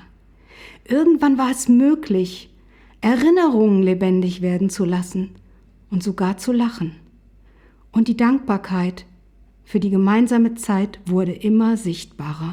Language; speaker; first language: German; native; German